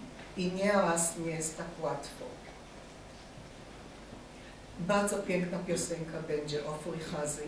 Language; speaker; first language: Polish; non-native, fluent; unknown